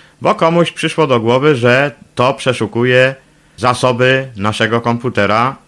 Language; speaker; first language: Polish; native; Polish